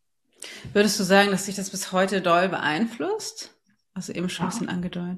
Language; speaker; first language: German; early bilingual, other home language; Portuguese